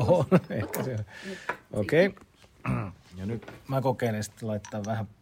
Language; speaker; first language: Finnish; native; Finnish